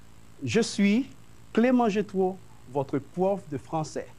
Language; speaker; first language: French; non-native, fluent; Spanish